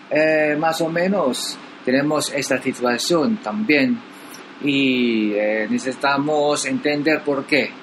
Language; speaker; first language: Spanish; non-native, learner; Filipino